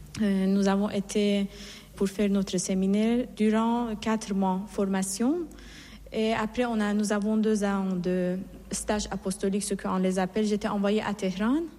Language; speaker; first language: French; non-native, fluent; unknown